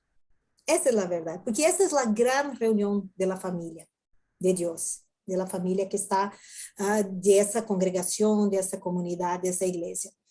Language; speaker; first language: Spanish; non-native, fluent; Portuguese